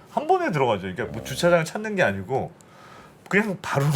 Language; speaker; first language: Korean; native; Korean